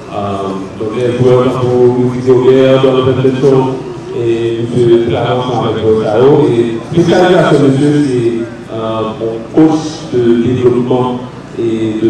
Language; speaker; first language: French; non-native, local second language; Haitian Creole